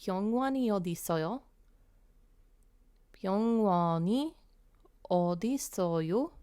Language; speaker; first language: Korean; non-native, fluent; English